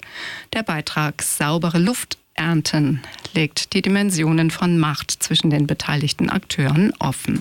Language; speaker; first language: German; native; German